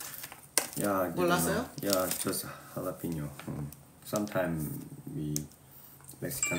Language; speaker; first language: English; non-native, learner; Korean